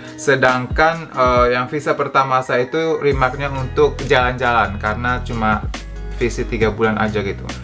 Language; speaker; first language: Indonesian; native; Indonesian